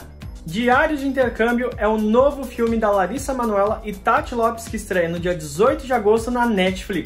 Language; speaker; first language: Portuguese; native; Portuguese